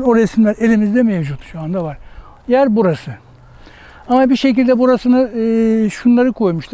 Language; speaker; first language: Turkish; native; Turkish